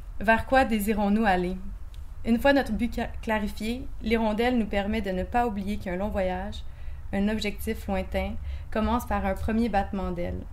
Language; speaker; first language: French; native; French